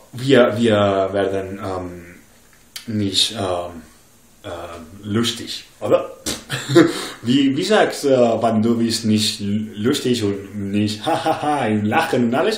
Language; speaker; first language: German; non-native, learner; English